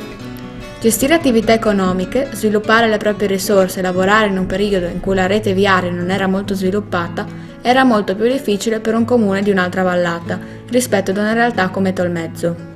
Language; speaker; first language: Italian; native; Italian